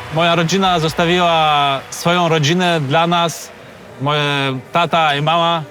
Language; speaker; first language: Polish; early bilingual, other home language; Chechen